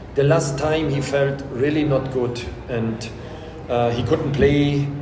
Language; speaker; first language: English; non-native, fluent; German